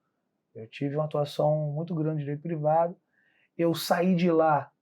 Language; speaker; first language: Portuguese; native; Portuguese